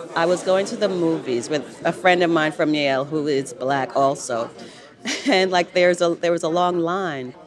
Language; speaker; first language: English; native; English